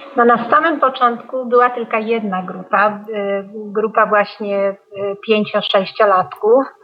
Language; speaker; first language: Polish; early bilingual, heritage; Polish